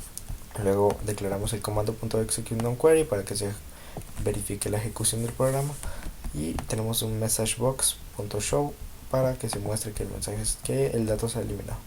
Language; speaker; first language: Spanish; native; Spanish